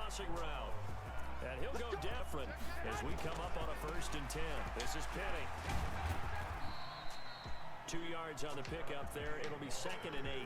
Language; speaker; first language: English; native; English